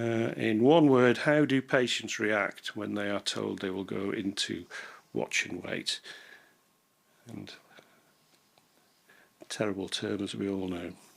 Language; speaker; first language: English; native; English